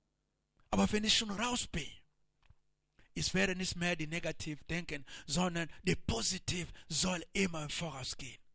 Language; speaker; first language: German; non-native, learner; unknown